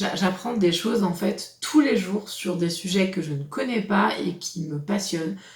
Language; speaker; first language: French; native; French